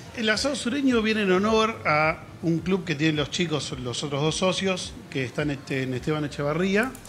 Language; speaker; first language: Spanish; native; Spanish